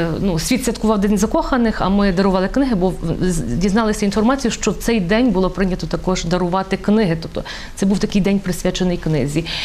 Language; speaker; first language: Ukrainian; native; Ukrainian